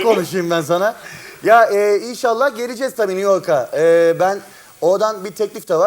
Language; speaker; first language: Turkish; native; Turkish